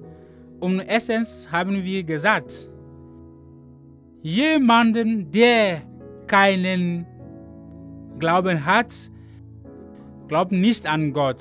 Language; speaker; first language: German; non-native, learner; Ewe